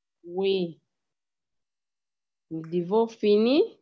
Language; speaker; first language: French; non-native, learner; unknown